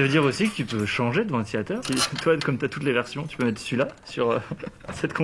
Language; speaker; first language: French; native; French